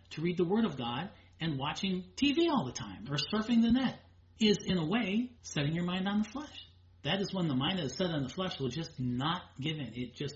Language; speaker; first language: English; native; English